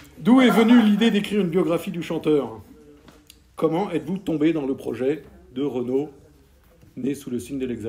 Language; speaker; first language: French; native; French